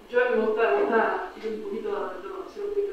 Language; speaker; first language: Spanish; native; Spanish